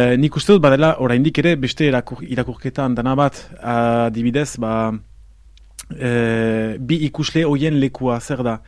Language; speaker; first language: Basque; native; Basque